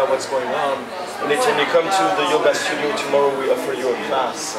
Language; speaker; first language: English; non-native, fluent; French